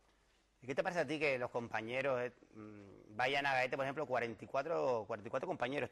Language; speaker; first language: Spanish; native; Spanish